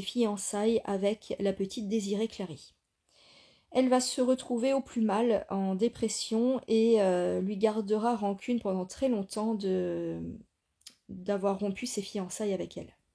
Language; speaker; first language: French; native; French